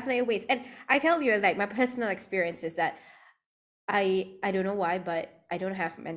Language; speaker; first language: English; non-native, local second language; Malay